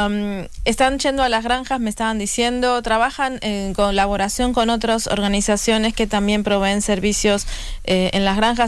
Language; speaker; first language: Spanish; native; Spanish